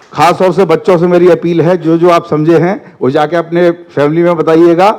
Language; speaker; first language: Hindi; non-native, local second language; Telugu